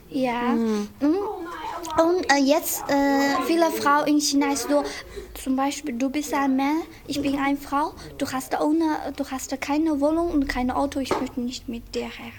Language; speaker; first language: German; non-native, learner; Chinese